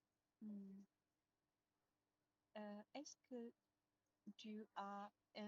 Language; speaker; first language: French; non-native, learner; Chinese